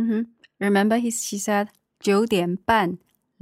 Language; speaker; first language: English; non-native, fluent; Chinese